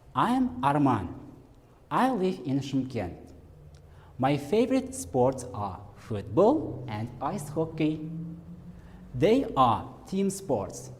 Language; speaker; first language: English; non-native, fluent; Kazakh